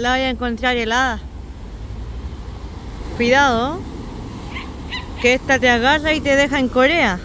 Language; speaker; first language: Spanish; native; Spanish